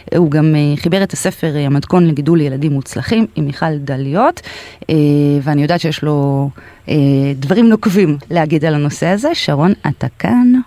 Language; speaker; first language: Hebrew; native; Hebrew